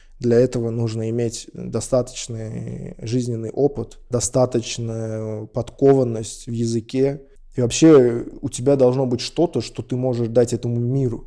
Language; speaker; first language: Russian; non-native, local second language; Uzbek